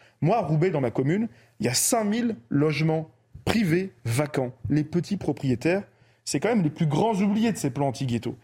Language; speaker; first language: French; early bilingual, other home language; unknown